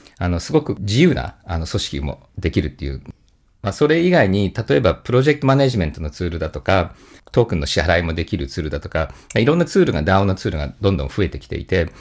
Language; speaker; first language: Japanese; native; Japanese